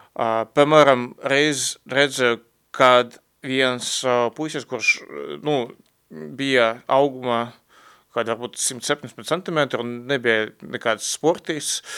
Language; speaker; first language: Latvian; non-native, local second language; Russian